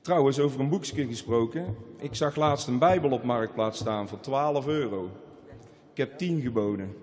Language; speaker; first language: Dutch; native; Dutch